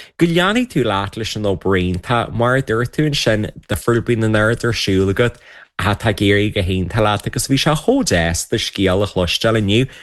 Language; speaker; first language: Irish; native; Irish